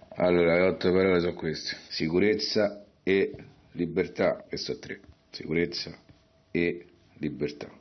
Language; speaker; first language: Italian; native; Italian